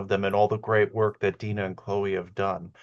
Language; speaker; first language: English; native; English